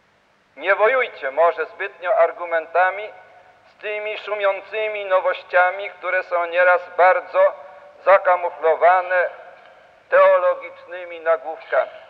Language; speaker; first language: Polish; native; Polish